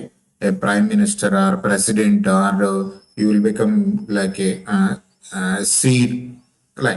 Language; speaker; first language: English; non-native, local second language; Telugu